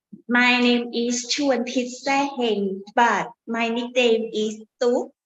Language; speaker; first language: English; non-native, learner; Thai